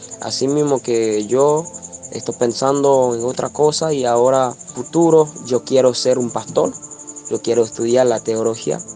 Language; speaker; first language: Spanish; non-native, learner; Haitian Creole